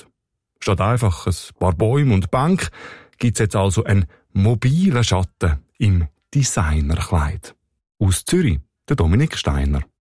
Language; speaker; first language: German; native; German